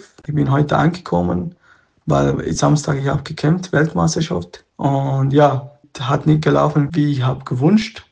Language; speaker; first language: German; non-native, local second language; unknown